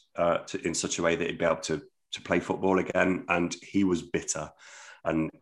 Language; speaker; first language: English; native; English